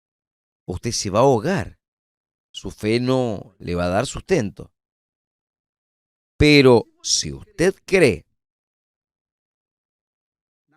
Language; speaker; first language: Spanish; non-native, fluent; Portuguese